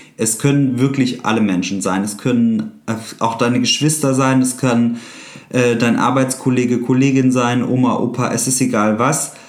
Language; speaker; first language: German; native; German